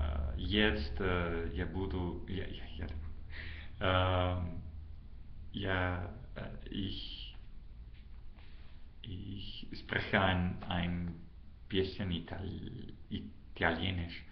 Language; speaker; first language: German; non-native, learner; English